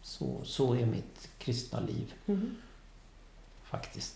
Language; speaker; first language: Swedish; native; Swedish